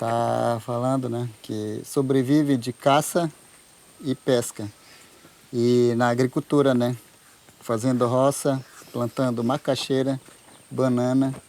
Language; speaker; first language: Portuguese; non-native, local second language; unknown